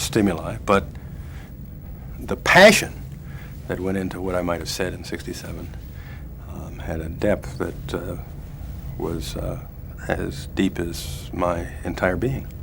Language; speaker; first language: English; native; English